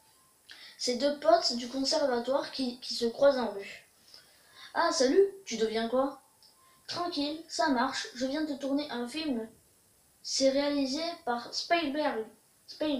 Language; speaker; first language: French; native; French